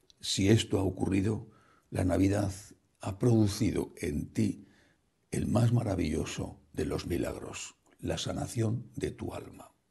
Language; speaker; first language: Spanish; native; Spanish